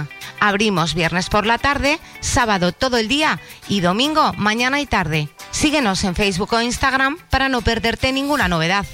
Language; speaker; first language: Spanish; native; Spanish